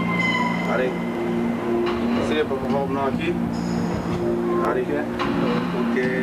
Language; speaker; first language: Spanish; non-native, learner; Hebrew